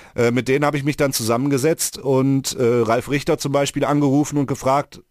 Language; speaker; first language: German; native; German